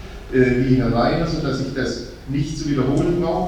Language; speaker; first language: German; native; German